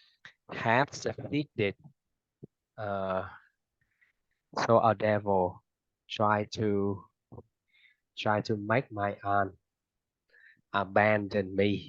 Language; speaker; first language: English; non-native, fluent; Vietnamese